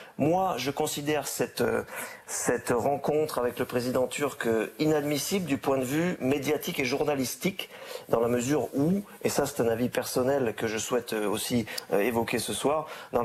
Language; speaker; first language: French; native; French